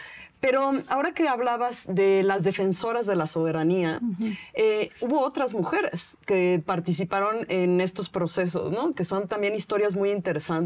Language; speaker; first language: Spanish; native; Spanish